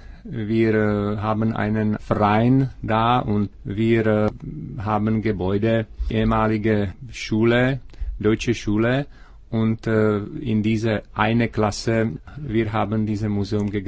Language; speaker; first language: German; non-native, learner; Czech